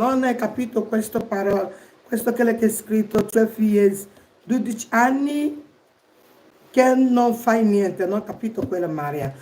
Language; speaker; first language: Italian; non-native, learner; Igbo